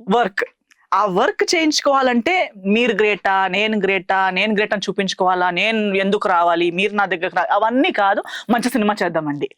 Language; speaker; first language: Telugu; non-native, fluent; Konkani